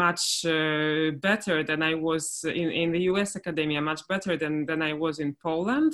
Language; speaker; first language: English; non-native, fluent; Polish